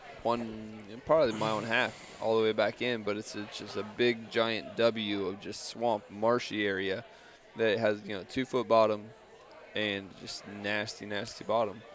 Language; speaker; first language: English; native; English